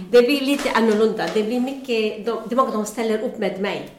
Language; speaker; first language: Swedish; non-native, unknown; Arabic